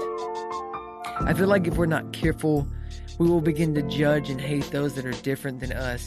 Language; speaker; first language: English; native; English